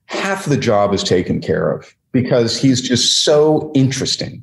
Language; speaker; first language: English; native; English